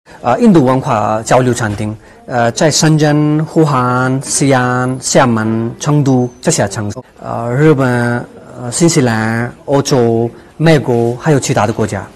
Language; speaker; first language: Chinese; non-native, fluent; Hindi